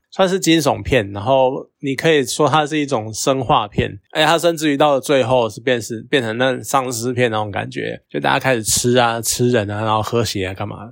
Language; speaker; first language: Chinese; native; Chinese